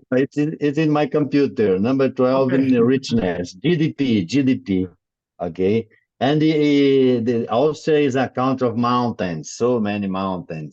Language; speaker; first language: English; non-native, learner; Portuguese